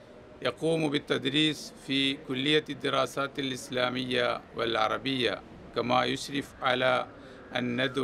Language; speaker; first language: Arabic; non-native, fluent; Malayalam